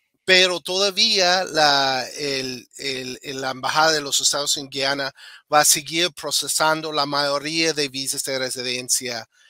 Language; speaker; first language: Spanish; non-native, fluent; English